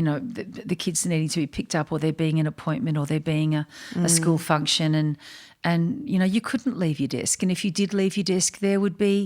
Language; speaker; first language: English; native; English